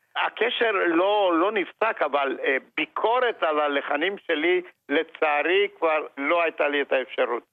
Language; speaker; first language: Hebrew; non-native, fluent; Romanian